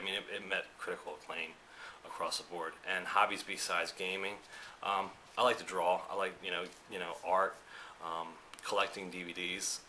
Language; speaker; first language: English; early bilingual, other home language; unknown